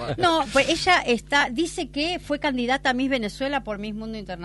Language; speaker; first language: Spanish; native; Spanish